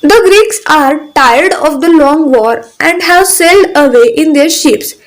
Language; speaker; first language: English; non-native, local second language; Marathi